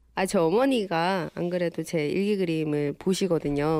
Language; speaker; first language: Korean; native; Korean